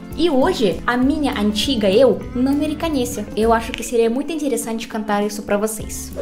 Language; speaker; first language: Portuguese; non-native, fluent; Russian